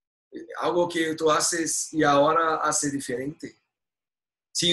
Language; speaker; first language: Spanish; non-native, learner; Portuguese